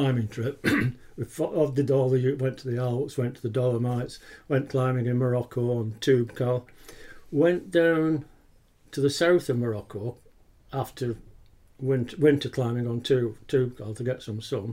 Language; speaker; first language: English; native; English